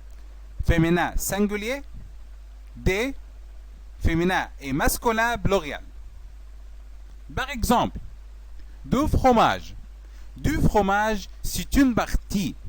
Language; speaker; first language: French; non-native, fluent; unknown